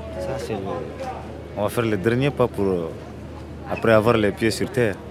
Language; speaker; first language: French; non-native, local second language; Bambara